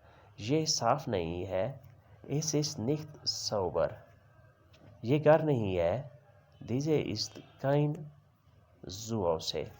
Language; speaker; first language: German; non-native, learner; Urdu